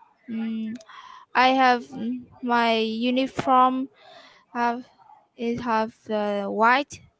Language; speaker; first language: English; non-native, learner; Vietnamese